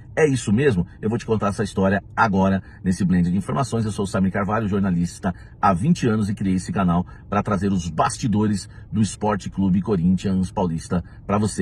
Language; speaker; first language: Portuguese; native; Portuguese